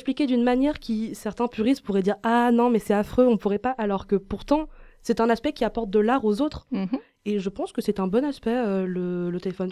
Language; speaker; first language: French; native; French